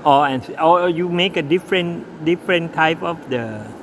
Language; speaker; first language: English; non-native, learner; Thai